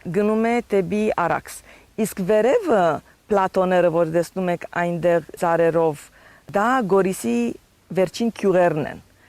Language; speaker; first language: Armenian; early bilingual, heritage; Armenian